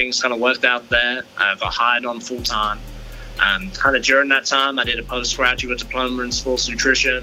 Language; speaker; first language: English; native; English